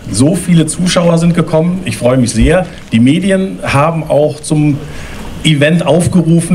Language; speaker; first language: German; native; German